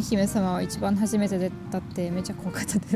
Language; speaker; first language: Japanese; non-native, learner; German